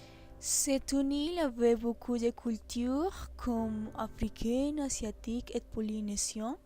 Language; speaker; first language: French; non-native, learner; Spanish